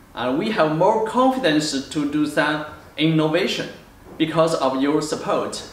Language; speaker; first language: English; non-native, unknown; Chinese